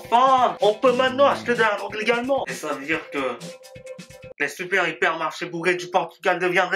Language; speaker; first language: French; native; French